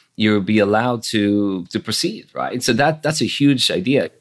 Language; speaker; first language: English; non-native, fluent; Hebrew